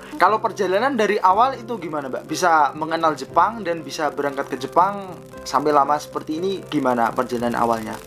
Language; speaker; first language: Indonesian; native; Indonesian